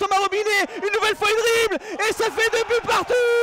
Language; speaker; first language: French; native; French